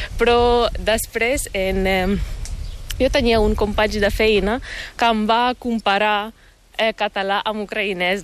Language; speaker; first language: Catalan; non-native, fluent; Ukrainian